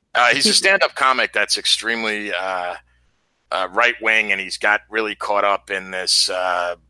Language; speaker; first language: English; native; English